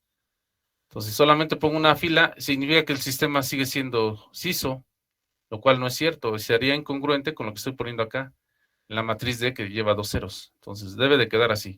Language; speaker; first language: Spanish; native; Spanish